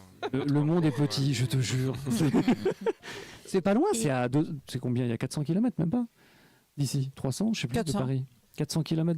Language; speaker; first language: French; native; French